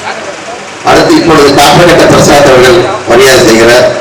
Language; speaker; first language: Tamil; native; Tamil